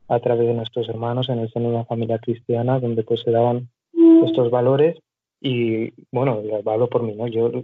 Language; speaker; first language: Spanish; native; Spanish